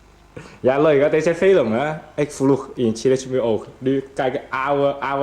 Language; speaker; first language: Dutch; non-native, learner; Cantonese